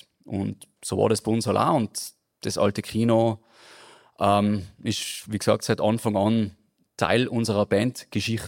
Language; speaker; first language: German; native; German